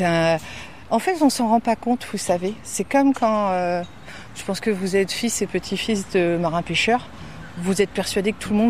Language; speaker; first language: French; native; French